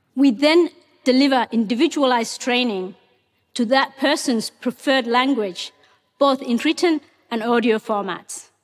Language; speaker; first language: English; non-native, fluent; Somali